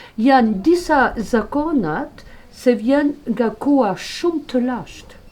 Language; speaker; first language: Albanian; non-native, learner; French